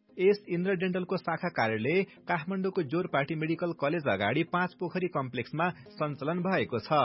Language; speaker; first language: Nepali; native; Nepali